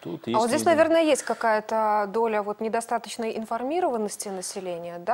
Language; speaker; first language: Russian; native; Russian